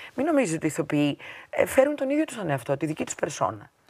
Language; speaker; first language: Greek; native; Greek